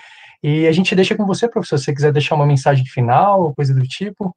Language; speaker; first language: Portuguese; native; Portuguese